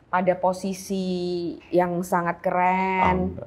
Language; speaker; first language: Indonesian; native; Indonesian